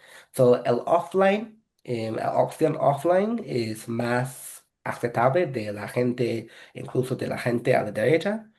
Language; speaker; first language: Spanish; non-native, fluent; English